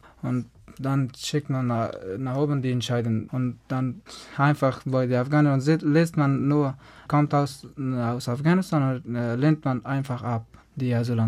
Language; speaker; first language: German; non-native, fluent; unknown